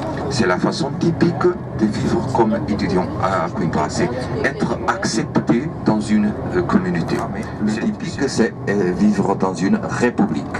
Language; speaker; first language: French; non-native, fluent; Portuguese